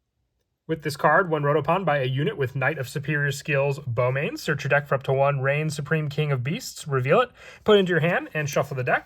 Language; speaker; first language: English; native; English